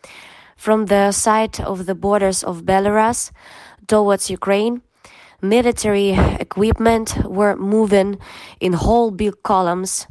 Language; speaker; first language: English; non-native, fluent; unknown